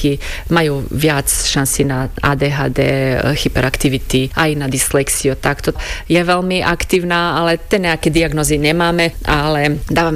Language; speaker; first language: Slovak; non-native, fluent; Croatian